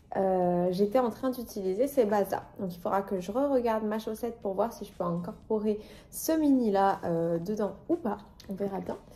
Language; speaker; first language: French; native; French